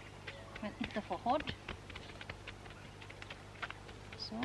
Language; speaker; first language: Swedish; non-native, learner; Indonesian